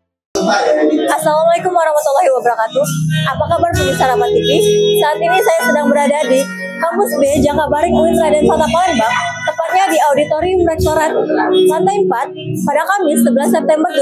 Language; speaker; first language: Indonesian; native; Indonesian